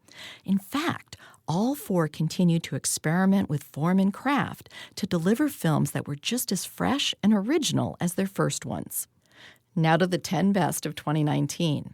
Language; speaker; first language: English; native; English